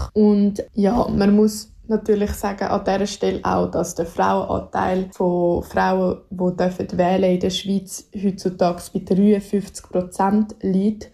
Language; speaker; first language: German; native; German